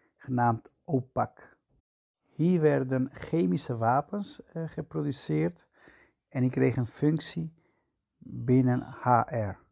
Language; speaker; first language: Dutch; non-native, fluent; Spanish